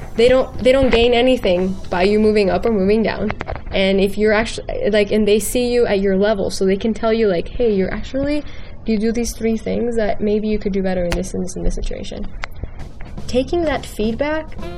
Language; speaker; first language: English; early bilingual, other home language; Spanish